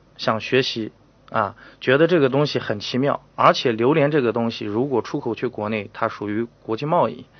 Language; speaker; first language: Chinese; native; Chinese